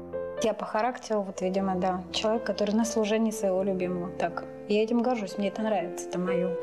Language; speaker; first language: Russian; native; Russian